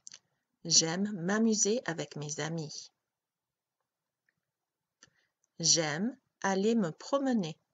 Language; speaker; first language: French; non-native, learner; English